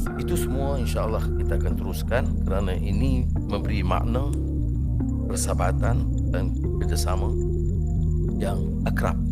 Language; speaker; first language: Malay; native; Malay